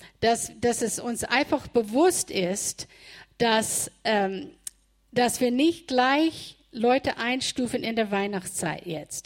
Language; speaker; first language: German; non-native, fluent; English